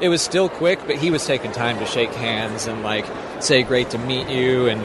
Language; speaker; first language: English; native; English